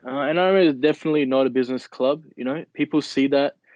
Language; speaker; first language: English; early bilingual, other home language; Nepali